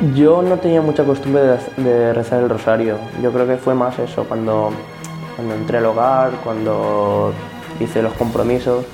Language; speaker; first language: Spanish; native; Spanish